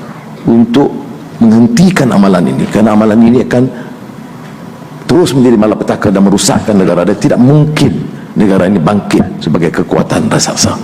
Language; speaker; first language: Malay; native; Malay